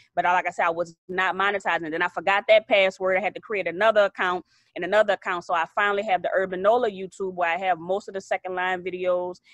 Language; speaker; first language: English; native; English